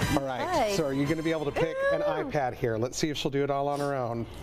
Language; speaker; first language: English; native; English